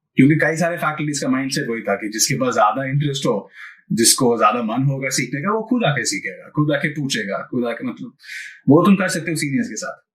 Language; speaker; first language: Hindi; non-native, local second language; Malayalam